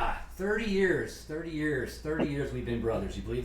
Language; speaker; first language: English; native; English